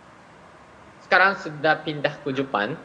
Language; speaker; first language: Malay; non-native, fluent; Japanese